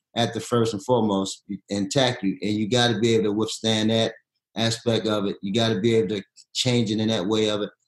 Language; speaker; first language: English; native; English